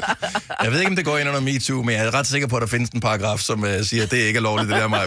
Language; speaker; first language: Danish; native; Danish